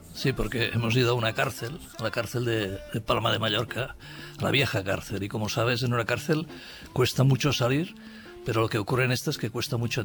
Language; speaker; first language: Spanish; native; Spanish